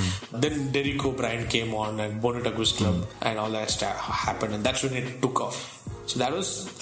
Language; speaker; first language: English; non-native, local second language; Tamil